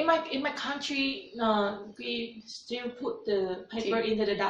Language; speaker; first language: English; non-native, learner; Vietnamese